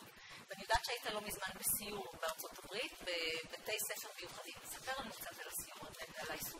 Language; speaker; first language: Hebrew; native; Hebrew